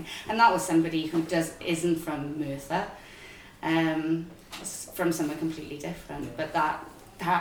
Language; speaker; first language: English; native; English